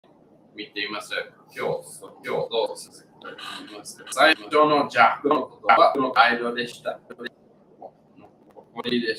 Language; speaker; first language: Japanese; non-native, learner; English